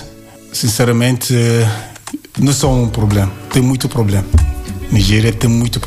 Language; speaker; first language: Portuguese; non-native, learner; Yoruba